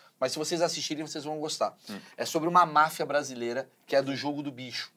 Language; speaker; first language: Portuguese; native; Portuguese